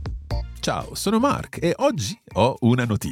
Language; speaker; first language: Italian; non-native, fluent; English